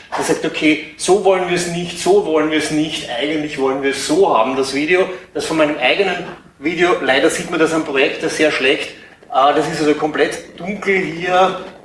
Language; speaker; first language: German; native; German